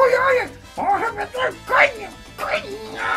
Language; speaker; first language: Spanish; early bilingual, heritage; Spanish